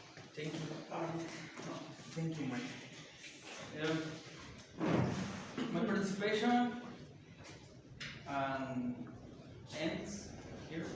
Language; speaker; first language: English; non-native, learner; Spanish